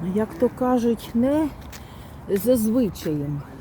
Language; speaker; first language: Ukrainian; non-native, local second language; Russian